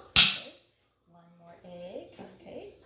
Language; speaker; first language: English; native; English